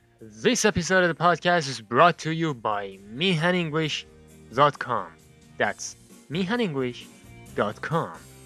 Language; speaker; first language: English; non-native, fluent; Persian